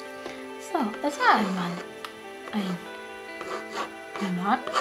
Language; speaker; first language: German; early bilingual, other home language; Russian